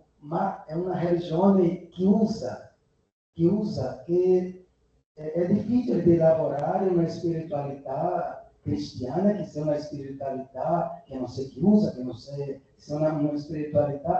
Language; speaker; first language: Italian; non-native, fluent; Portuguese